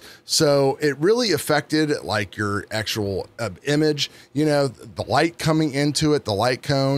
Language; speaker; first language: English; native; English